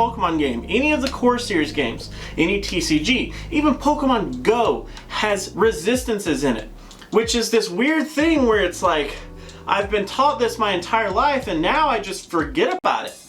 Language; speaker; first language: English; native; English